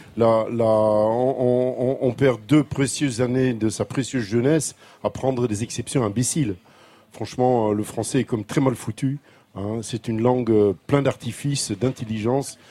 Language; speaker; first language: French; non-native, fluent; Dutch